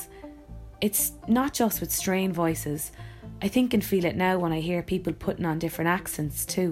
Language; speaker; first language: English; native; English